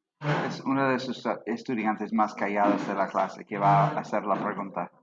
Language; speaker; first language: Spanish; non-native, fluent; English